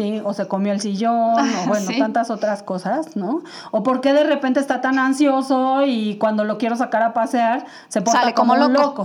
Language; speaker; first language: Spanish; native; Spanish